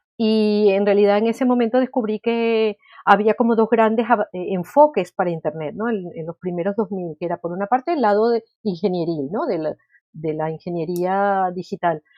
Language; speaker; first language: Spanish; native; Spanish